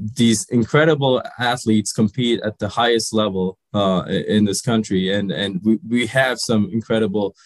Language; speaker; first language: English; early bilingual, other home language; Sinhala